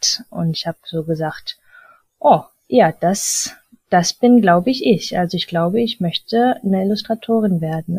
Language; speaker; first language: German; early bilingual, heritage; German